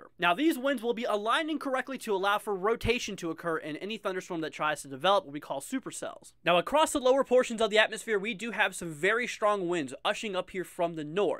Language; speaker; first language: English; native; English